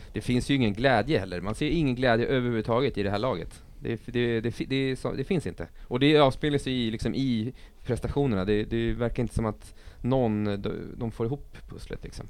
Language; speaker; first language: Swedish; native; Swedish